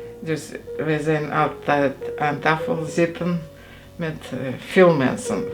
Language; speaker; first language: Dutch; non-native, fluent; Russian